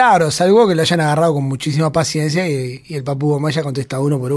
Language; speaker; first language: Spanish; native; Spanish